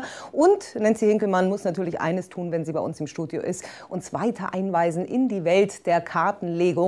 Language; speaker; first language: German; native; German